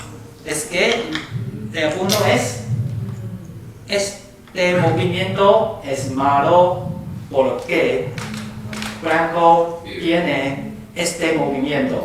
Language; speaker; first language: Spanish; non-native, fluent; Chinese